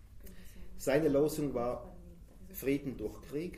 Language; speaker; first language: German; native; German